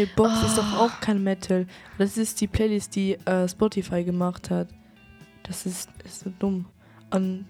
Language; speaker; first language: German; native; German